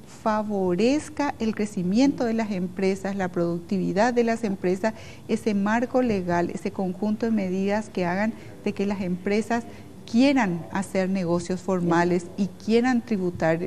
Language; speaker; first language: Spanish; native; Spanish